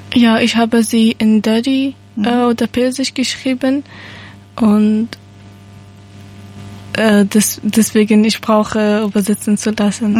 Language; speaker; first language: German; non-native, learner; Persian